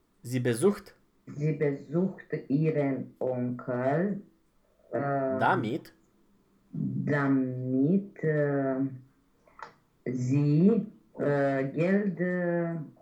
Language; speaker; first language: German; non-native, learner; Romanian